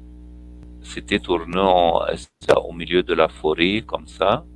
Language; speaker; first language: French; non-native, fluent; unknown